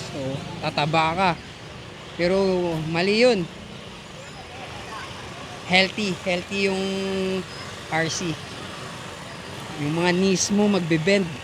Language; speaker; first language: Filipino; native; Filipino